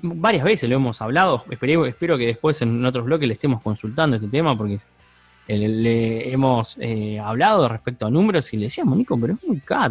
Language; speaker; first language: Spanish; native; Spanish